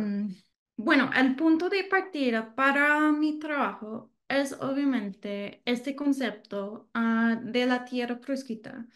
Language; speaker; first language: Spanish; non-native, learner; English